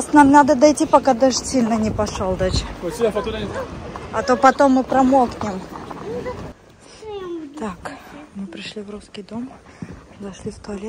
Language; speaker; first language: Russian; native; Russian